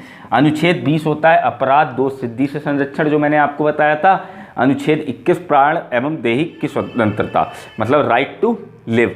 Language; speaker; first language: Hindi; native; Hindi